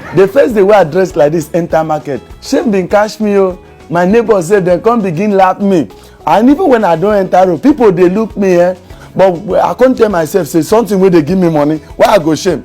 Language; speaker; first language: Nigerian Pidgin; non-native, local second language; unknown